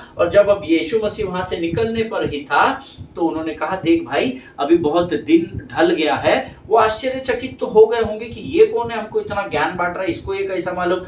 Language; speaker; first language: Hindi; non-native, local second language; Marathi